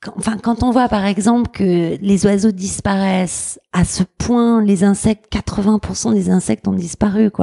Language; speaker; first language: French; native; French